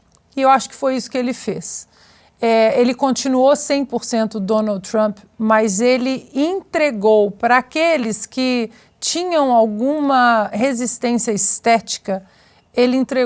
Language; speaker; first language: Portuguese; native; Portuguese